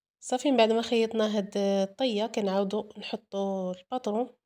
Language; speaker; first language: Arabic; native; Arabic